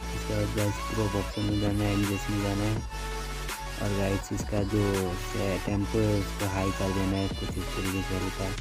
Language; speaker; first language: Hindi; non-native, local second language; Bangla